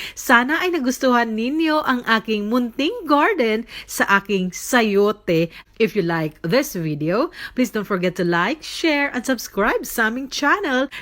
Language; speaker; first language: Filipino; native; Filipino